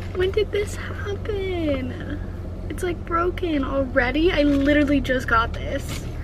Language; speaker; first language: English; native; English